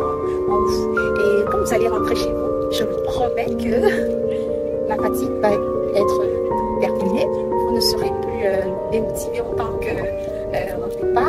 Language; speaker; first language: French; native; French